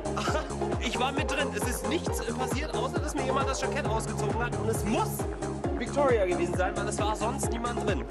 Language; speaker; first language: German; native; German